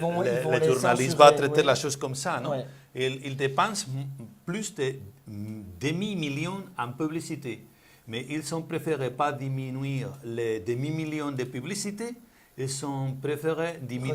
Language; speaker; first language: French; non-native, learner; Spanish